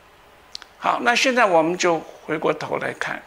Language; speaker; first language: Chinese; native; Chinese